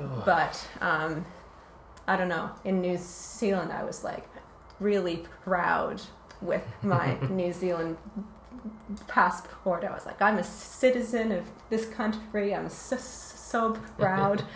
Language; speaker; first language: English; native; English